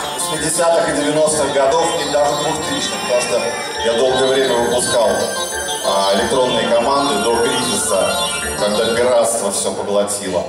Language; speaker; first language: Russian; native; Russian